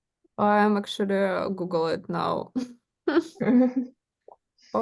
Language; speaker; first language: English; non-native, learner; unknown